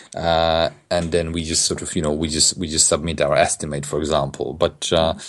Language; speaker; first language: English; non-native, fluent; Polish